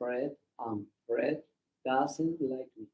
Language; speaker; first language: English; non-native, learner; Spanish